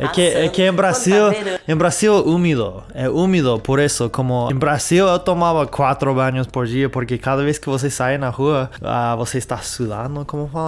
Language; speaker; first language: Portuguese; non-native, fluent; English